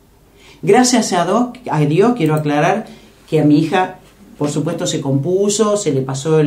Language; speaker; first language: Spanish; native; Spanish